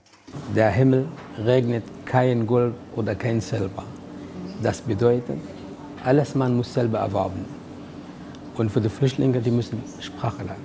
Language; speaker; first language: German; non-native, learner; Arabic